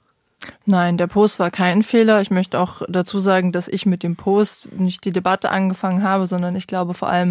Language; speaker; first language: German; native; German